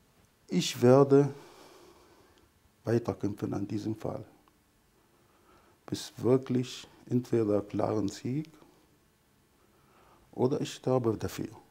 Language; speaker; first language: German; non-native, fluent; Arabic